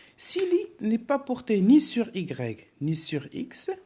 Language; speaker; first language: French; non-native, local second language; Arabic